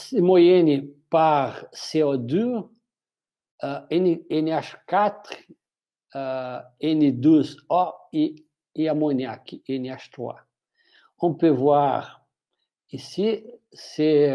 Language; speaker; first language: French; non-native, fluent; Portuguese